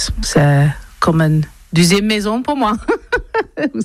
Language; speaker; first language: French; non-native, learner; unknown